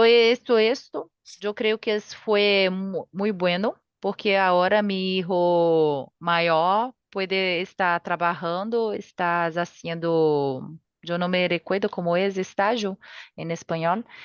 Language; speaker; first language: Spanish; non-native, learner; Portuguese